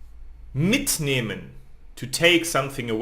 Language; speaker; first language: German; non-native, fluent; Spanish